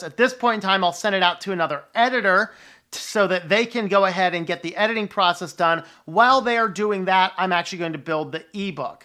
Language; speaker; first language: English; native; English